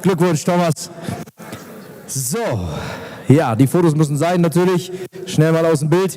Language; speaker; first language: German; native; German